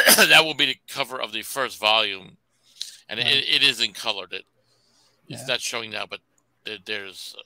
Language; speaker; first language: English; native; English